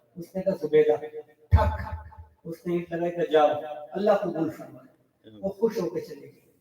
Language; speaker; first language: Urdu; non-native, local second language; Pashto